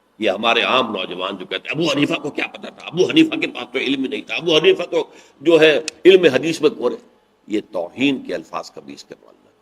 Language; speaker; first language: Urdu; native; Urdu